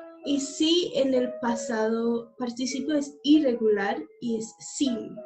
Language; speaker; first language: Spanish; non-native, fluent; English